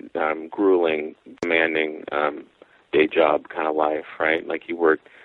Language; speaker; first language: English; native; English